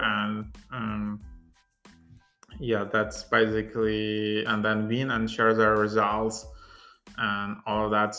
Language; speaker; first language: English; non-native, fluent; Ukrainian